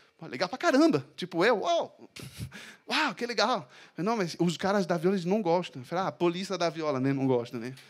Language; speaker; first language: Portuguese; non-native, fluent; French